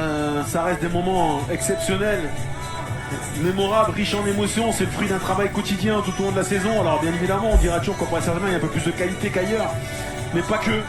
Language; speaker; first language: French; native; French